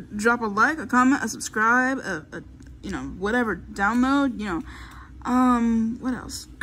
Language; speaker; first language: English; native; English